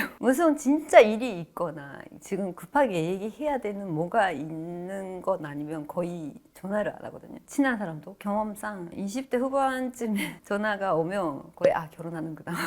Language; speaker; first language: Korean; non-native, fluent; Japanese